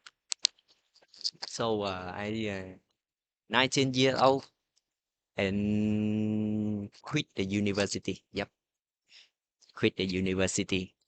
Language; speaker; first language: English; non-native, learner; Vietnamese